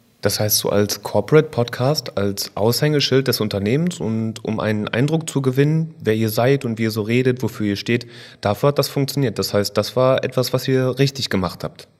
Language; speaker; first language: German; native; German